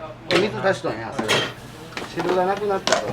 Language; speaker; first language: Japanese; native; Japanese